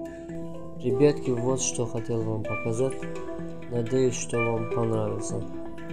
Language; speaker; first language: Russian; non-native, learner; Tajik